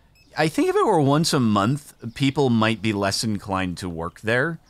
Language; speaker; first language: English; native; English